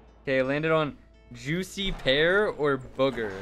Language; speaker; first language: English; native; English